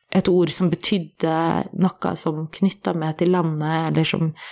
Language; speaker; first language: Norwegian; native; Norwegian